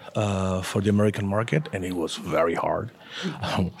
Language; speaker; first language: English; non-native, fluent; Spanish